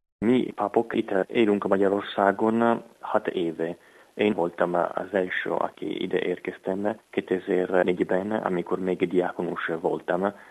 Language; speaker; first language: Hungarian; non-native, fluent; Italian